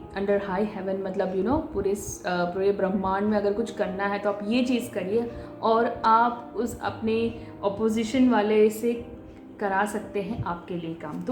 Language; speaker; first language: Hindi; non-native, local second language; Gujarati